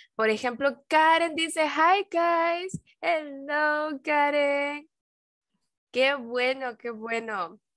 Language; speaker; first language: Spanish; native; Spanish